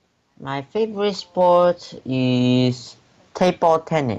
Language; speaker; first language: English; non-native, learner; Chinese